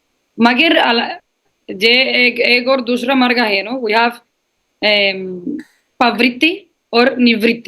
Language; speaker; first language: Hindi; non-native, learner; Spanish